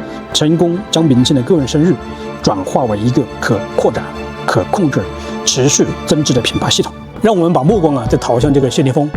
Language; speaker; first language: Chinese; native; Chinese